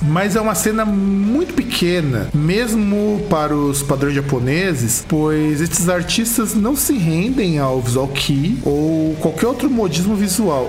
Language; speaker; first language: Portuguese; native; Portuguese